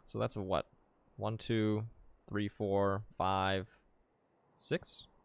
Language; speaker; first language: English; native; English